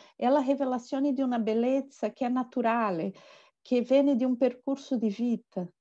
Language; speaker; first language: Italian; non-native, fluent; Portuguese